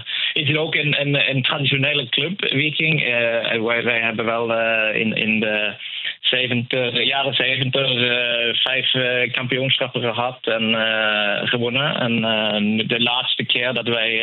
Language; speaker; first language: Dutch; non-native, fluent; Norwegian